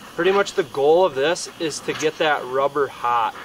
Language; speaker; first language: English; native; English